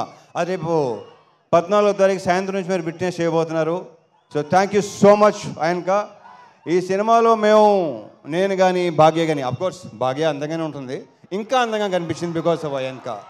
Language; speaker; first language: Telugu; native; Telugu